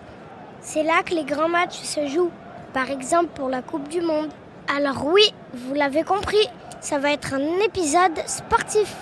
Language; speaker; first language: French; native; French